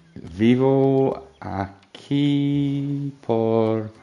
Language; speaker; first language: Spanish; non-native, learner; English